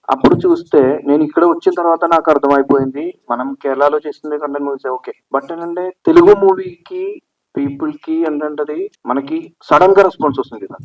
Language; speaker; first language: Telugu; non-native, learner; Malayalam